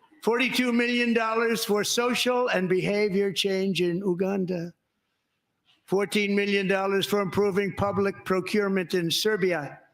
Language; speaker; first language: English; native; English